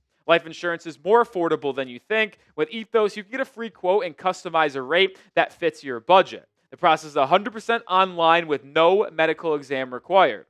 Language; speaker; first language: English; native; English